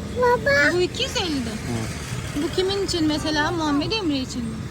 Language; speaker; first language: Turkish; non-native, fluent; Urdu